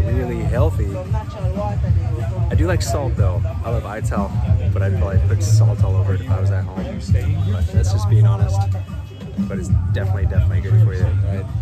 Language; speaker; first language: English; native; English